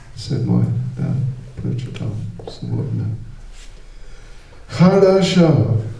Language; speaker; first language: Russian; non-native, learner; English